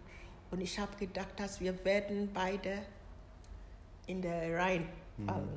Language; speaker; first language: German; non-native, learner; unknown